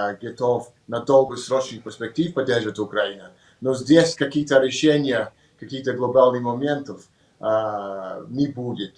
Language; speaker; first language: Russian; non-native, learner; English